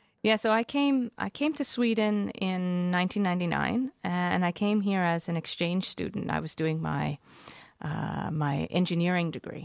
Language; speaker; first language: English; native; English